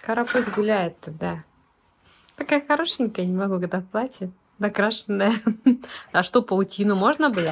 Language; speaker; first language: Russian; native; Russian